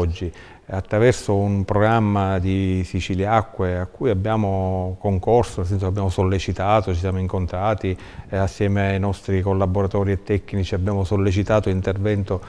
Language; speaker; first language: Italian; native; Italian